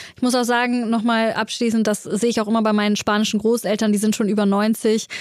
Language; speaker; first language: German; native; German